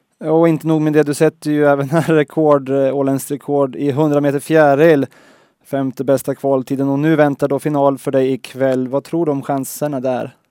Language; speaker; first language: Swedish; native; Swedish